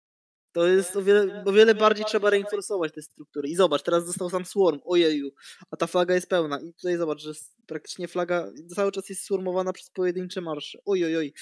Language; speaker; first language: Polish; native; Polish